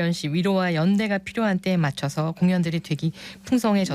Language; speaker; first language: Korean; native; Korean